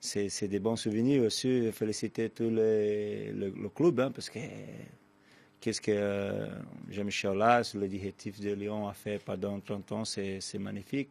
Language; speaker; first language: French; non-native, fluent; Portuguese